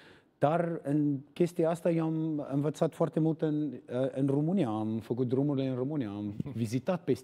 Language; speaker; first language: Romanian; non-native, learner; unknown